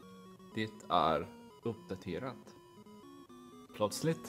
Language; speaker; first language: Swedish; non-native, learner; English